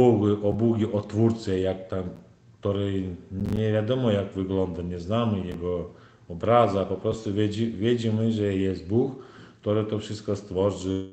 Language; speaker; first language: Polish; non-native, learner; Turkmen